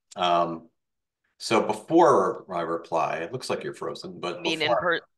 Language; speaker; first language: English; native; English